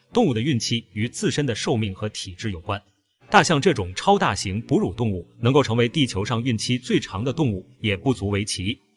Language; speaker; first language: Chinese; native; Chinese